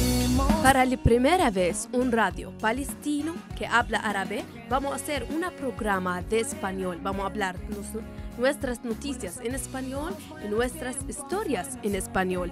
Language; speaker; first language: Spanish; non-native, fluent; Arabic